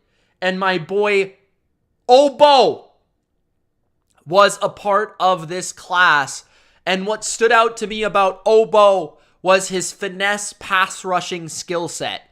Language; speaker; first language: English; native; English